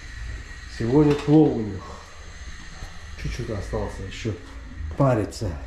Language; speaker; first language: Russian; non-native, local second language; Uzbek